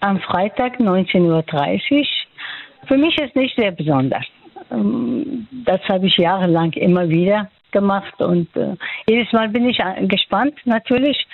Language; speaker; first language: German; non-native, fluent; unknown